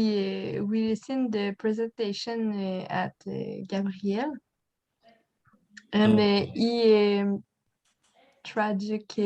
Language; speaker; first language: English; non-native, learner; French